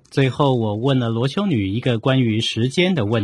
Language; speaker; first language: Chinese; native; Chinese